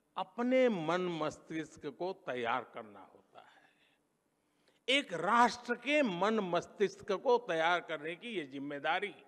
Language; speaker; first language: Hindi; non-native, local second language; Gujarati